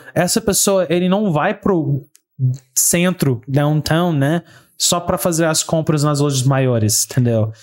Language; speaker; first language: Portuguese; non-native, fluent; English